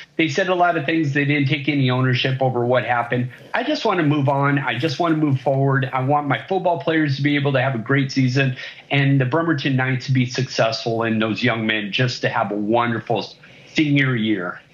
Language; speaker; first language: English; native; English